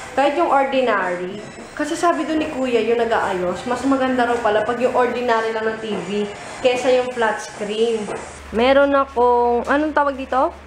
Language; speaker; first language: Filipino; early bilingual, heritage; Filipino